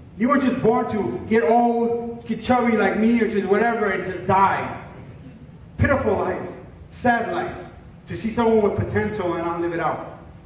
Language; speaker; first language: English; early bilingual, other home language; Spanish